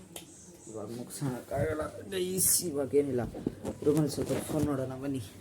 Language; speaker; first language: Kannada; native; Kannada